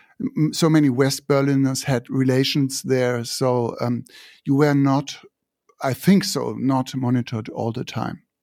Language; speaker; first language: English; non-native, fluent; German